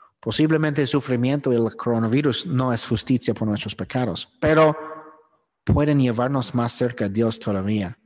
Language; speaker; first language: Spanish; non-native, fluent; English